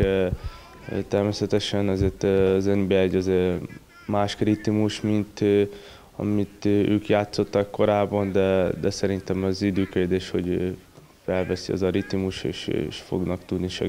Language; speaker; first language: Hungarian; non-native, learner; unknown